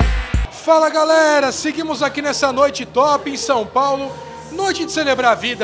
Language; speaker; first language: Portuguese; native; Portuguese